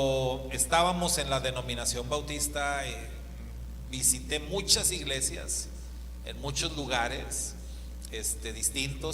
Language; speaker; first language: Spanish; native; Spanish